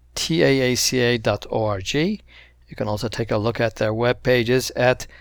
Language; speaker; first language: English; non-native, fluent; Turkish